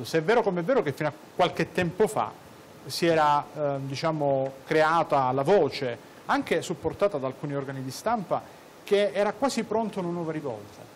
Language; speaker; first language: Italian; native; Italian